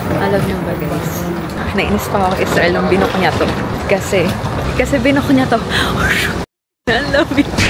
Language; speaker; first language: Filipino; native; Filipino